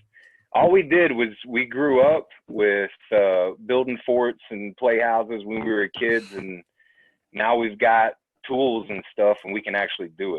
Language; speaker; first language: English; native; English